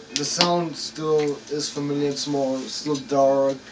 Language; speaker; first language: English; non-native, fluent; German